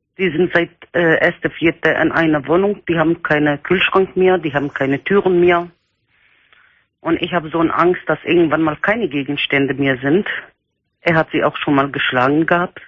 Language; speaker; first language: German; non-native, learner; Kurdish